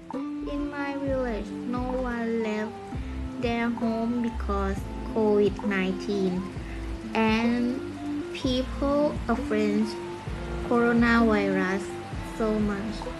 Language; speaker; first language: English; non-native, learner; Thai